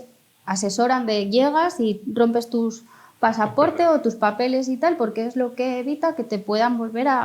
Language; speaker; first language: Spanish; native; Spanish